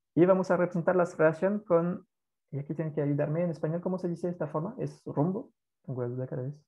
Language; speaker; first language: Spanish; non-native, fluent; French